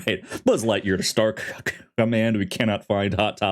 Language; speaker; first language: English; native; English